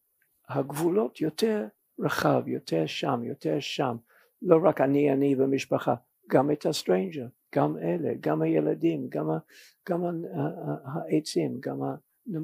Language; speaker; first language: Hebrew; non-native, fluent; English